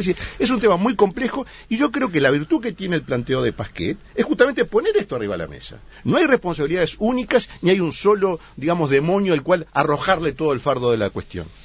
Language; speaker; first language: Spanish; native; Spanish